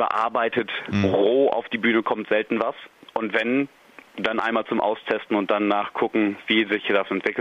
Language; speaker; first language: German; native; German